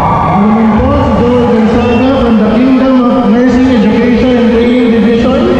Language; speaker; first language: Filipino; native; Filipino